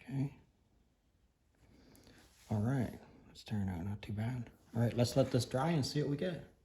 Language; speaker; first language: English; native; English